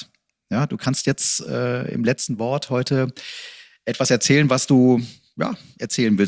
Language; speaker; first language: German; native; German